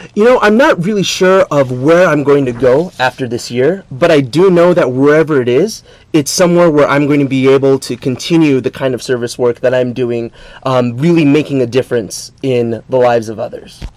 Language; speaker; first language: English; native; English